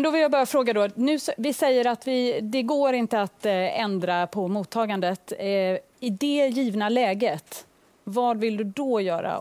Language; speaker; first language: Swedish; native; Swedish